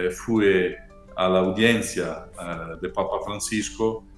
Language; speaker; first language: Spanish; non-native, fluent; Italian